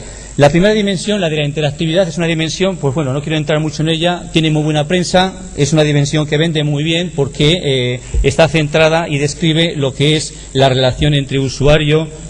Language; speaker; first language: Spanish; native; Spanish